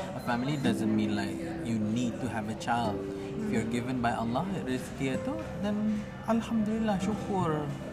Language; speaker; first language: English; non-native, local second language; Malay